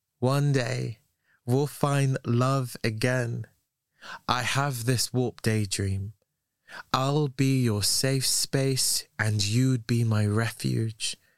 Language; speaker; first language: English; native; English